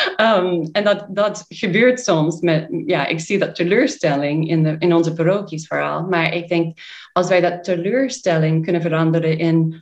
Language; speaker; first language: Dutch; non-native, fluent; English